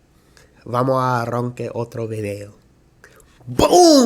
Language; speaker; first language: Spanish; early bilingual, heritage; English